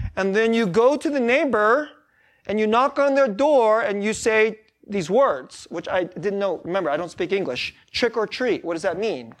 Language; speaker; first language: English; early bilingual, other home language; Korean